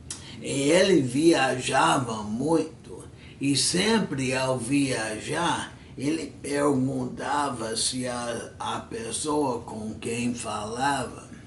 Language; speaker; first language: Portuguese; non-native, fluent; English